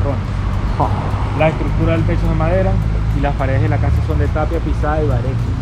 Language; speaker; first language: Spanish; native; Spanish